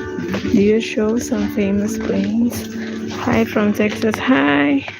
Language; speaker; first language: English; non-native, local second language; Filipino